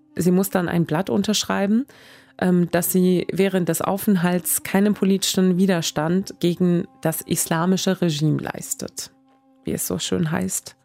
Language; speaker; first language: German; early bilingual, other home language; Swedish